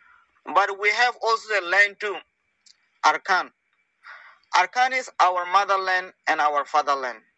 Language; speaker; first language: English; non-native, learner; Rohingya